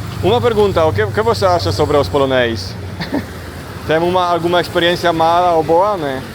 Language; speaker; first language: Portuguese; non-native, learner; Polish